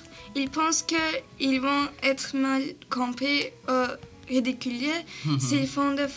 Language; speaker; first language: French; non-native, learner; Turkish